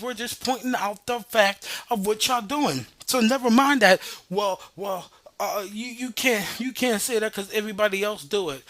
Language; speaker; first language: English; native; English